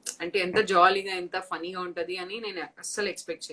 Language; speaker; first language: Telugu; non-native, fluent; Tamil